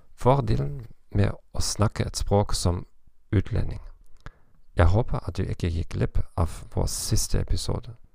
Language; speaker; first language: Norwegian; non-native, fluent; German